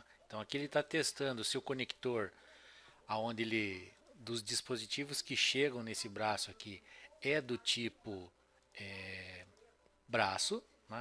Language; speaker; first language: Portuguese; native; Portuguese